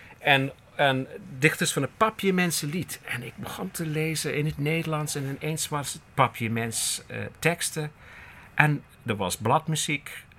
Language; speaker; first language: Dutch; non-native, fluent; English